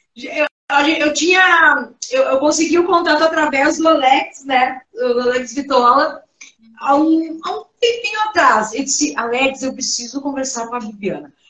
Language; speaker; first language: Portuguese; native; Portuguese